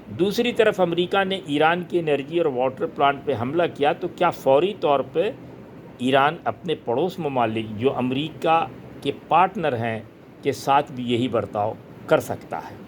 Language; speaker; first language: Urdu; native; Urdu